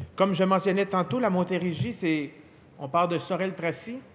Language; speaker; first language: French; native; French